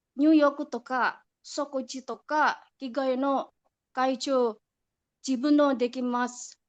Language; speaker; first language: Japanese; non-native, learner; Indonesian